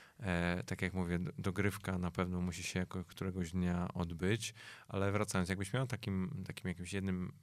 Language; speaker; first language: Polish; native; Polish